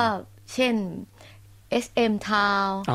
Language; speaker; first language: Thai; native; Thai